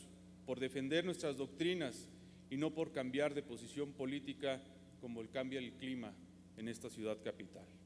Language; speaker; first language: Spanish; native; Spanish